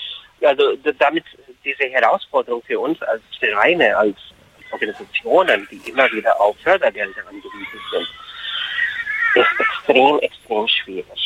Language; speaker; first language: German; non-native, fluent; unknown